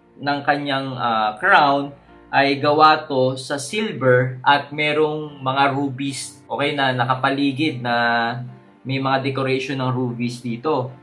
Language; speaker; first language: Filipino; native; Filipino